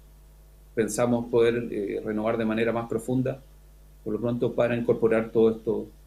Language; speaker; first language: Spanish; native; Spanish